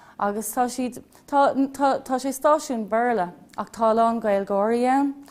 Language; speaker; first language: Irish; non-native, local second language; English